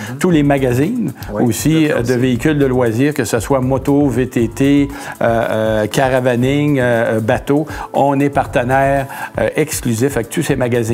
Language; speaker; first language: French; native; French